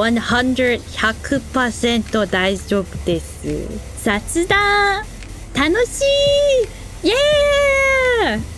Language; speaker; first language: Japanese; non-native, learner; English